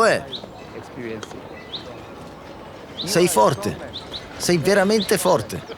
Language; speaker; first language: Italian; native; Italian